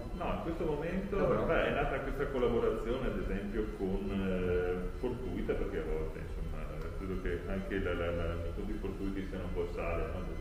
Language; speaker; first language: Italian; native; Italian